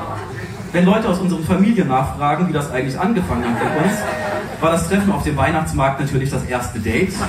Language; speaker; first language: German; native; German